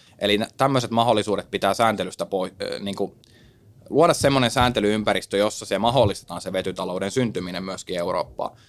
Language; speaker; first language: Finnish; native; Finnish